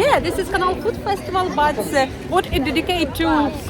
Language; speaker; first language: English; non-native, learner; Ukrainian